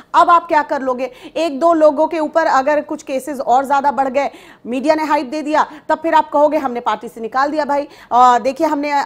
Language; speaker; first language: Hindi; native; Hindi